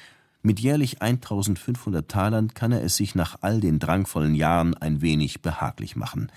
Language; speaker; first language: German; native; German